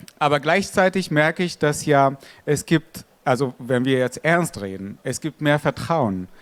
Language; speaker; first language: German; non-native, fluent; Arabic